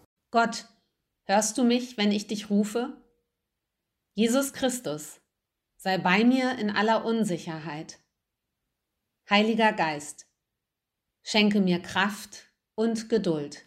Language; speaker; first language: German; native; German